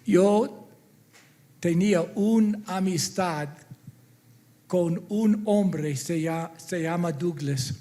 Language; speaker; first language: Spanish; non-native, fluent; English